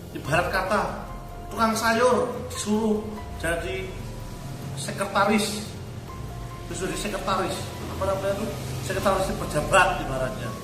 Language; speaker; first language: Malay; non-native, local second language; Javanese